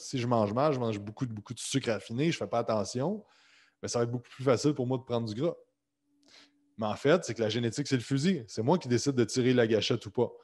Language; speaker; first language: French; native; French